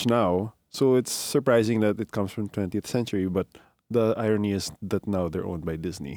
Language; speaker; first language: English; non-native, local second language; Filipino